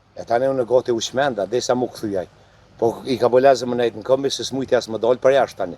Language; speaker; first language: Albanian; native; Albanian